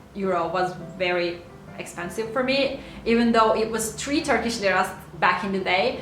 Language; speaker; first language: English; non-native, fluent; Turkish